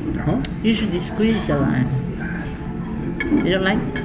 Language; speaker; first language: English; non-native, local second language; Filipino